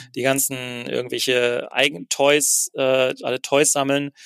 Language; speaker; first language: German; native; German